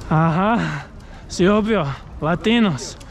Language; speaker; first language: Spanish; non-native, learner; Croatian